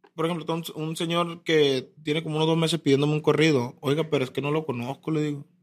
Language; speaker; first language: Spanish; native; Spanish